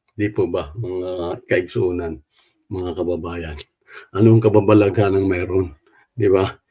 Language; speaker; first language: Filipino; non-native, local second language; Cebuano